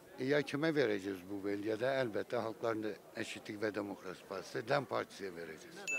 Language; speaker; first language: Turkish; non-native, local second language; Kurdish